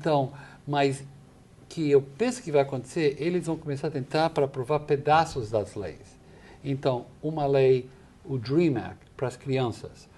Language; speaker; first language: Portuguese; non-native, fluent; English